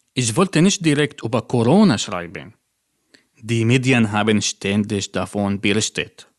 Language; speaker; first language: German; non-native, fluent; Arabic